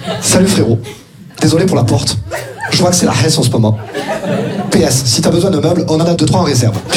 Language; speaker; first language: French; native; French